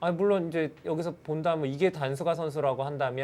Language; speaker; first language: Korean; native; Korean